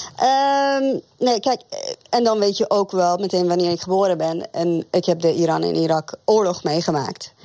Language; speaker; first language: Dutch; non-native, fluent; Persian